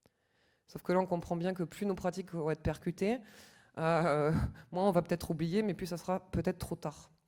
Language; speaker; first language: French; native; French